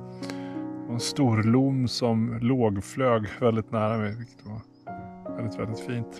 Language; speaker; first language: Swedish; native; Swedish